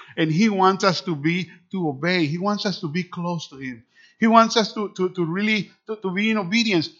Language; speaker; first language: English; non-native, fluent; Spanish